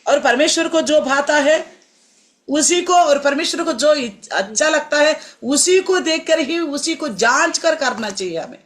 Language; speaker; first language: Hindi; non-native, local second language; Telugu